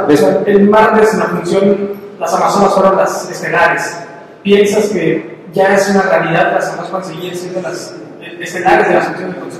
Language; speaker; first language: Spanish; native; Spanish